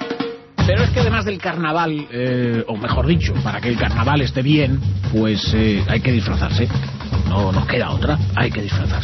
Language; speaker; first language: Spanish; native; Spanish